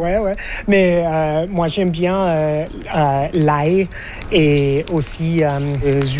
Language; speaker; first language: French; non-native, fluent; English